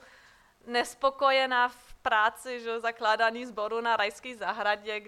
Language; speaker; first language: Czech; non-native, fluent; German